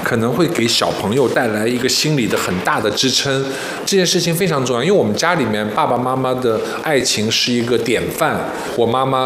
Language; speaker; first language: Chinese; native; Chinese